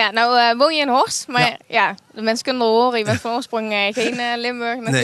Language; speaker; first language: Dutch; native; Dutch